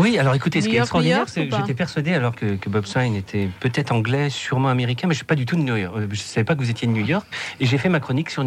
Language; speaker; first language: French; native; French